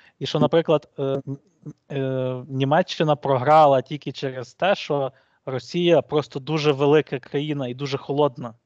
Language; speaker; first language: Ukrainian; native; Ukrainian